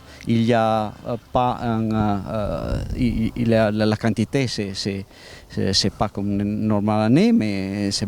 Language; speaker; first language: French; non-native, learner; Italian